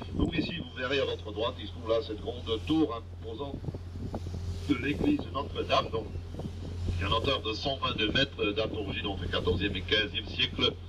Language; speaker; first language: French; non-native, local second language; Dutch